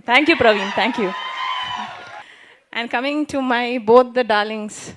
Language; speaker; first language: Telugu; non-native, learner; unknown